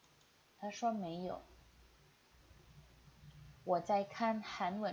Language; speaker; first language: Chinese; non-native, fluent; Indonesian